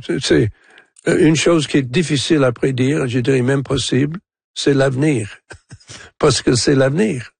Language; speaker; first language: French; non-native, local second language; English